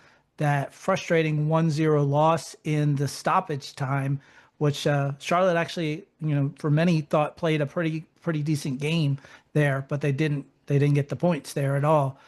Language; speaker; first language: English; native; English